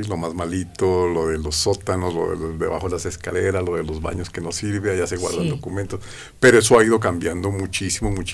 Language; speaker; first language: Spanish; native; Spanish